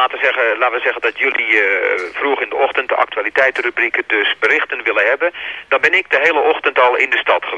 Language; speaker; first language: Dutch; native; Dutch